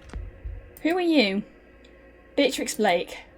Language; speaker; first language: English; native; English